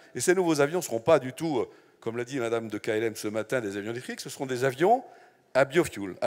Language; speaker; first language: French; native; French